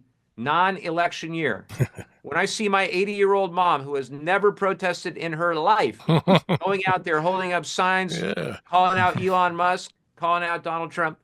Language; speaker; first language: English; native; English